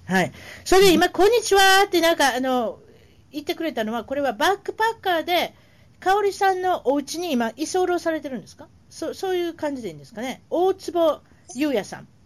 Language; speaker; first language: Japanese; native; Japanese